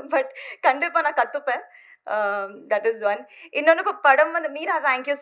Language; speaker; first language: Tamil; non-native, learner; Telugu